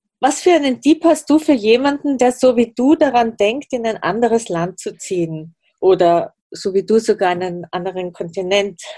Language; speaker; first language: German; native; German